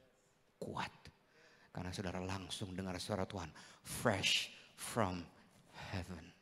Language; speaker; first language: Indonesian; native; Indonesian